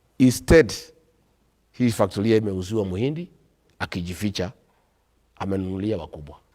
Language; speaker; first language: Swahili; non-native, local second language; Kikuyu